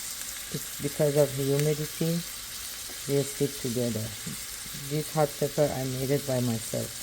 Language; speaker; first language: English; non-native, learner; Persian